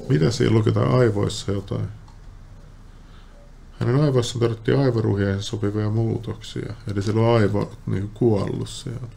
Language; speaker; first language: Finnish; native; Finnish